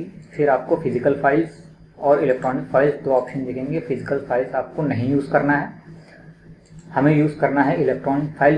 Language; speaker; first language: Hindi; native; Hindi